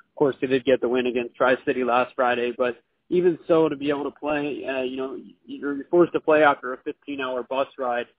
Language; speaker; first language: English; native; English